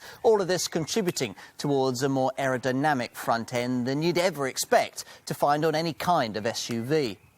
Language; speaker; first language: English; native; English